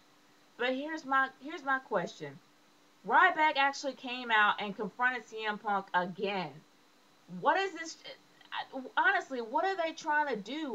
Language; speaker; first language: English; native; English